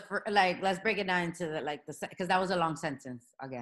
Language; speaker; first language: English; early bilingual, other home language; Spanish